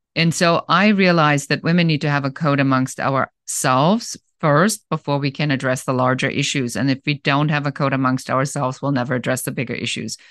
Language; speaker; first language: English; non-native, fluent; German